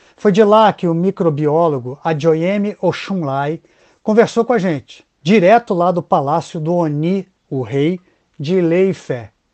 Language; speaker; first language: Portuguese; native; Portuguese